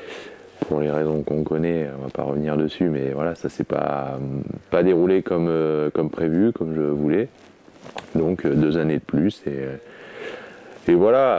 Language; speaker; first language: French; native; French